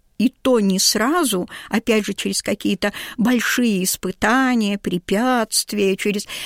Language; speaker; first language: Russian; native; Russian